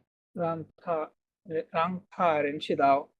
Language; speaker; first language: Chinese; non-native, learner; Bangla